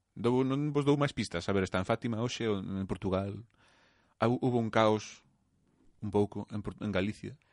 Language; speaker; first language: Galician; native; Galician